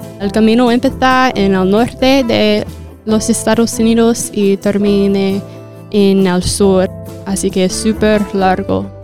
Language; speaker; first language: Spanish; non-native, fluent; English